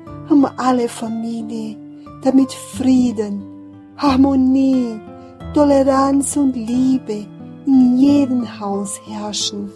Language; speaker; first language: German; non-native, fluent; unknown